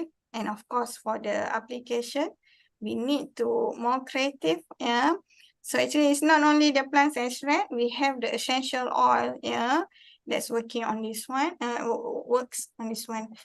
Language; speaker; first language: English; non-native, fluent; Malay